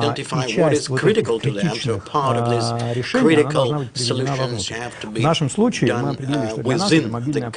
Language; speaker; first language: Russian; native; Russian